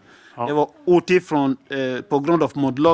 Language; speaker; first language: Swedish; non-native, fluent; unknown